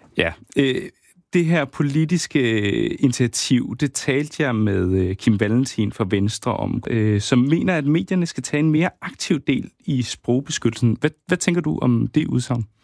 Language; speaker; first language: Danish; native; Danish